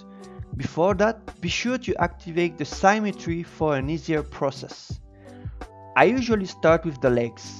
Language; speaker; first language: English; non-native, fluent; French